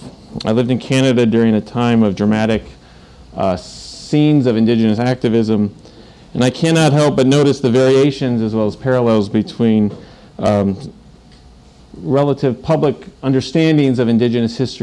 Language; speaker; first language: English; native; English